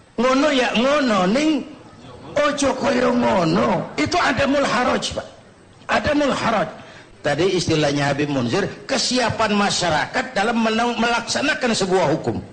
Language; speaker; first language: Indonesian; native; Indonesian